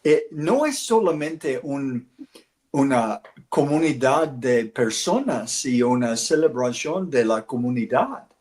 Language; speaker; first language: Spanish; non-native, learner; English